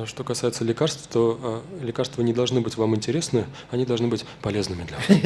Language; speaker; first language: Russian; native; Russian